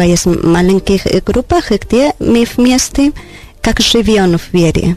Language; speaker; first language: Russian; non-native, learner; Spanish